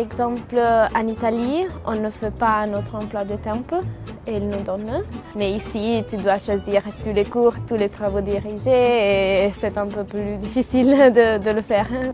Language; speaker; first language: French; non-native, learner; Italian